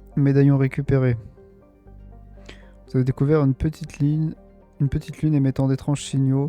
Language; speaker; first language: French; native; French